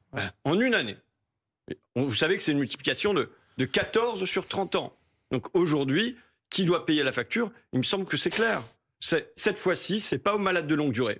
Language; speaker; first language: French; native; French